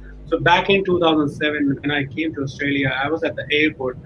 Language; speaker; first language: English; non-native, local second language; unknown